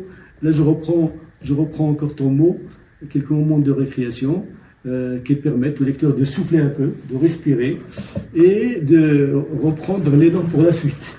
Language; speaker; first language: French; non-native, local second language; Tachelhit